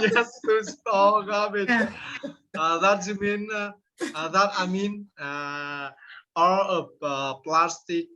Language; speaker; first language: English; non-native, learner; Vietnamese